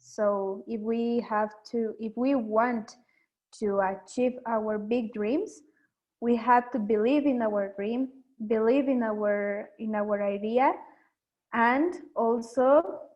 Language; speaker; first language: English; non-native, learner; Spanish